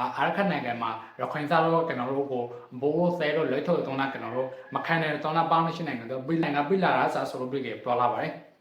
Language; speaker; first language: Burmese; non-native, local second language; Rohingya